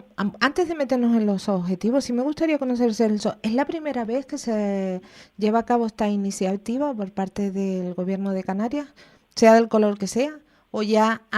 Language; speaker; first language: Spanish; native; Spanish